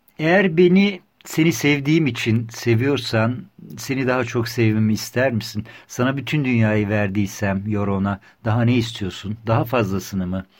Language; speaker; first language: Turkish; native; Turkish